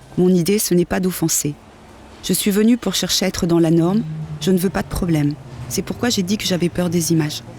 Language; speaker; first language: French; native; French